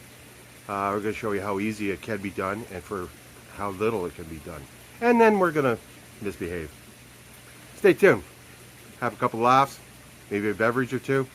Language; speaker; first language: English; native; English